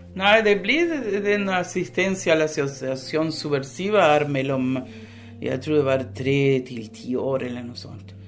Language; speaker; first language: Norwegian; early bilingual, other home language; Spanish